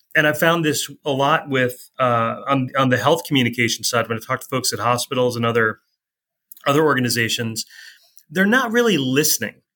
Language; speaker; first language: English; native; English